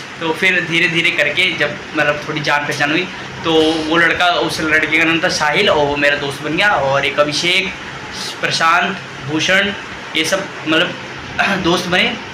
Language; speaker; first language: Hindi; native; Hindi